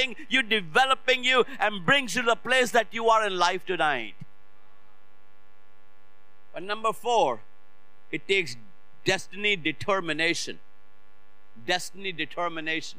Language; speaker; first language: English; non-native, local second language; Hindi